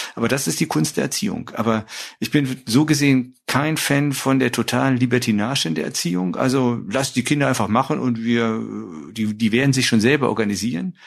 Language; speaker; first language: German; native; German